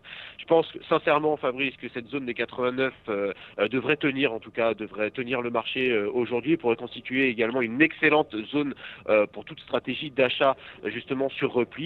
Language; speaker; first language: French; native; French